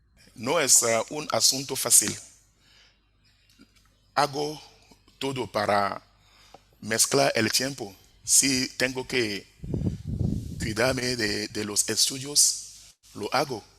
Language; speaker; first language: Spanish; non-native, fluent; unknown